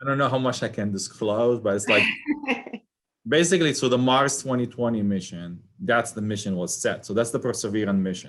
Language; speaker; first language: English; non-native, fluent; Arabic